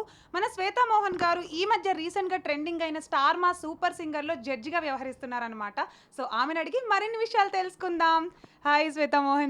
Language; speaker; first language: Telugu; native; Telugu